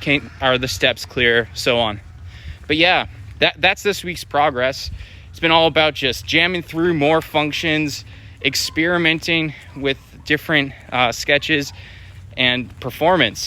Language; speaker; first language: English; native; English